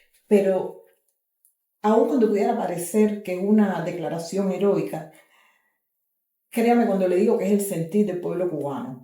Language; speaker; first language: Spanish; native; Spanish